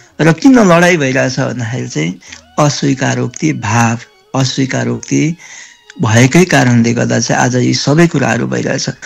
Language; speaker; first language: Nepali; native; Nepali